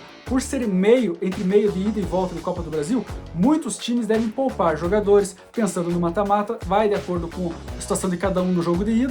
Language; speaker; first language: Portuguese; native; Portuguese